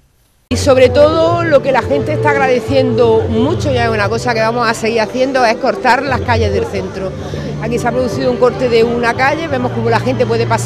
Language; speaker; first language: Spanish; native; Spanish